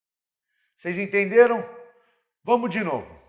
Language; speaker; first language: Portuguese; non-native, fluent; English